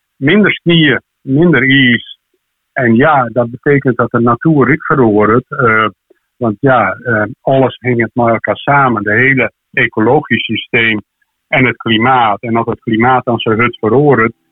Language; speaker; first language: Dutch; non-native, local second language; Western Frisian